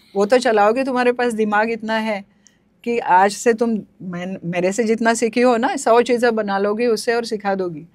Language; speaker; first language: Hindi; non-native, local second language; Marathi